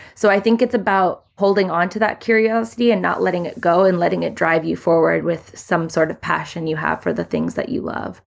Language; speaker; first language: English; early bilingual, other home language; Hindi